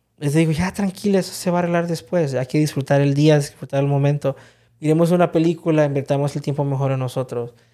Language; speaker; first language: Spanish; early bilingual, heritage; Spanish